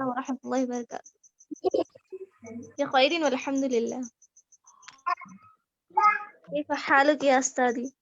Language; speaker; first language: Arabic; non-native, learner; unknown